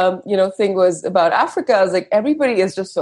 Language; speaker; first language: English; non-native, local second language; Hindi